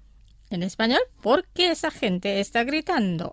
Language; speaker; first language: Spanish; non-native, fluent; Indonesian